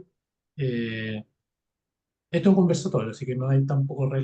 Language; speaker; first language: Spanish; native; Spanish